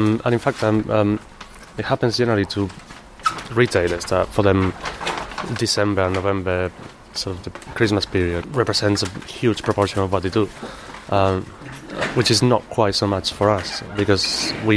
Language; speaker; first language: English; non-native, fluent; Spanish